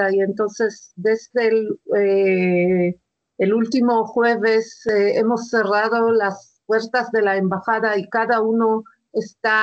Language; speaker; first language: Spanish; non-native, fluent; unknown